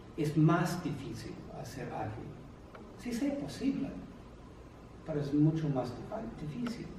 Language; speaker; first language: Spanish; non-native, fluent; English